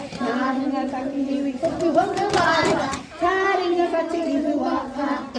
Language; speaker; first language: Māori; non-native, learner; English